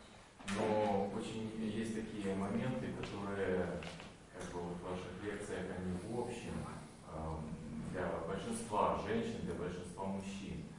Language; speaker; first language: Russian; native; Russian